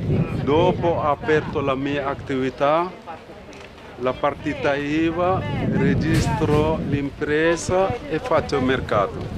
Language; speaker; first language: Italian; non-native, fluent; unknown